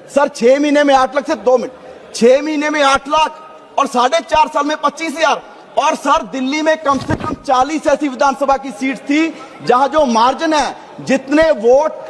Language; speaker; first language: Hindi; non-native, local second language; Punjabi